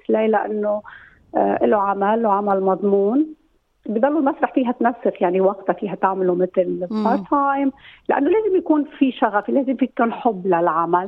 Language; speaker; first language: Arabic; native; Arabic